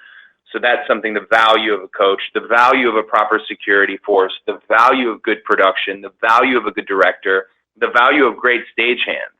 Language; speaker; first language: English; native; English